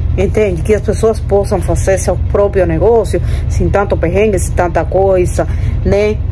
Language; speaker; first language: Portuguese; non-native, fluent; Spanish